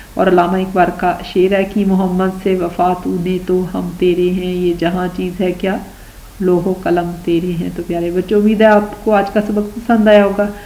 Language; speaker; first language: Urdu; non-native, local second language; Punjabi